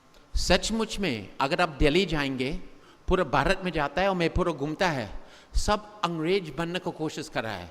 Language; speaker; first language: Hindi; non-native, fluent; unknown